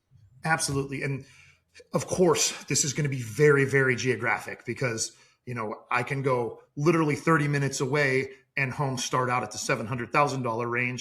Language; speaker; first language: English; native; English